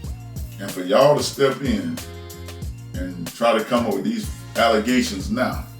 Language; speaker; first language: English; native; English